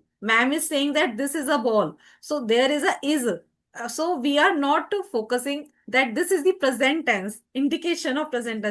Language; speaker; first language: English; non-native, learner; Hindi